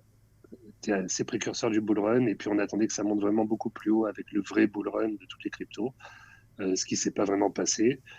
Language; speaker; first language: French; native; French